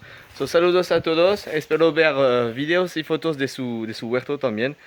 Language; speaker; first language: Spanish; non-native, fluent; French